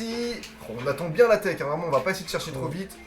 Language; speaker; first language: French; native; French